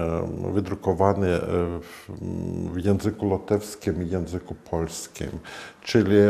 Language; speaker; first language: Polish; non-native, fluent; Latvian